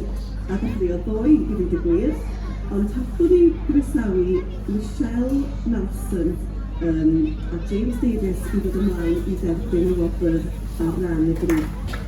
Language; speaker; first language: Welsh; native; Welsh